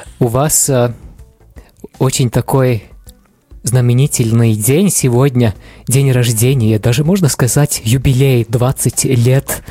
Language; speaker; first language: Russian; non-native, local second language; Latvian